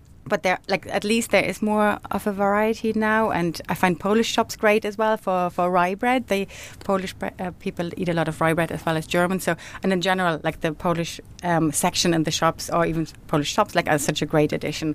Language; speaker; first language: English; non-native, fluent; German